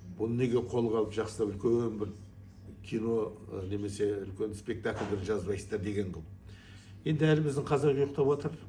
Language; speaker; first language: Kazakh; native; Kazakh